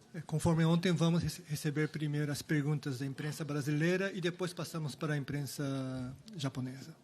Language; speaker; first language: Portuguese; non-native, local second language; Japanese